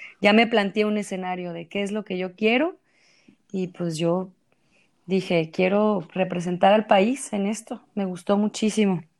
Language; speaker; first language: Spanish; native; Spanish